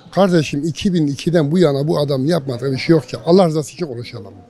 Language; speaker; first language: Turkish; native; Turkish